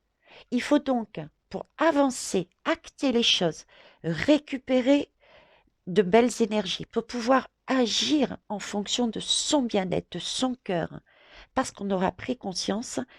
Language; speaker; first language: French; native; French